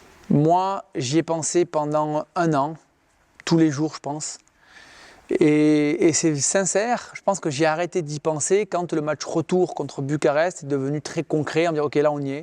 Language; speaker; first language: French; native; French